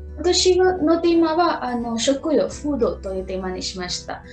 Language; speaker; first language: Japanese; non-native, fluent; Marathi